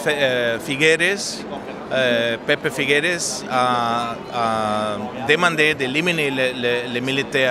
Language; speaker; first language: French; non-native, fluent; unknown